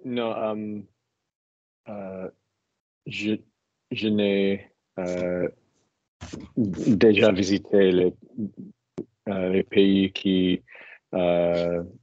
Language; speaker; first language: French; non-native, learner; English